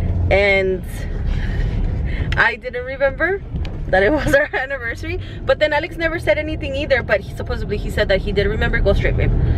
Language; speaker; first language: English; early bilingual, other home language; Spanish